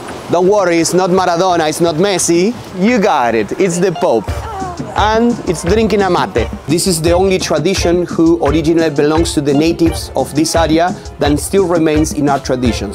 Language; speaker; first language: English; non-native, fluent; Spanish